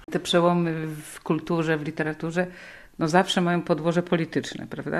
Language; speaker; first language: Polish; native; Polish